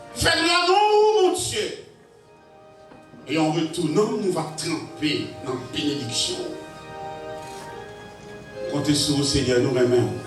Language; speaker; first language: French; non-native, local second language; Haitian Creole